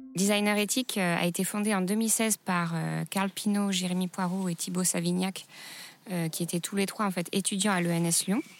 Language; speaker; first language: French; native; French